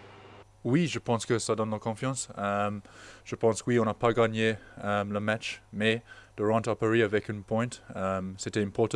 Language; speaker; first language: French; non-native, fluent; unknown